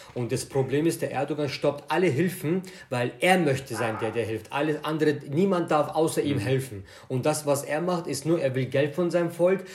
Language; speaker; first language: German; native; German